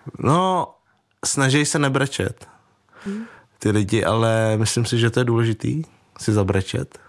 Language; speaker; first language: Czech; early bilingual, other home language; Vietnamese